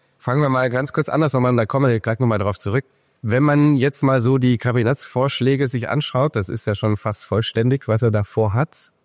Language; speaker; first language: German; native; German